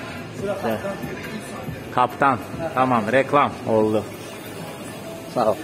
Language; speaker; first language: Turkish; non-native, learner; Russian